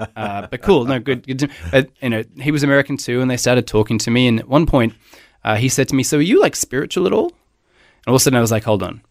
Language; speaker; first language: English; native; English